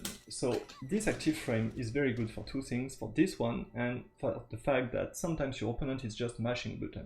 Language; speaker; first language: English; non-native, fluent; French